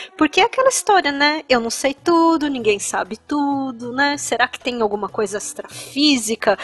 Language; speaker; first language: Portuguese; non-native, local second language; English